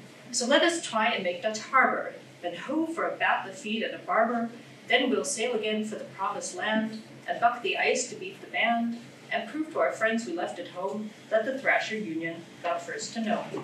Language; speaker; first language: English; native; English